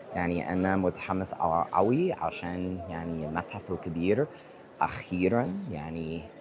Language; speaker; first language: Arabic; non-native, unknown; English